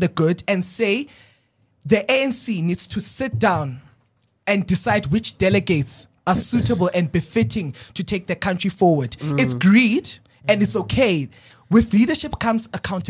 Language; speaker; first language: English; non-native, local second language; Southern Sotho